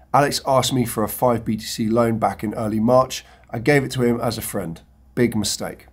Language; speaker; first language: English; native; English